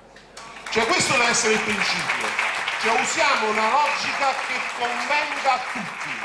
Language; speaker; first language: Italian; native; Italian